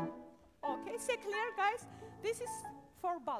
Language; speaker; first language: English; non-native, learner; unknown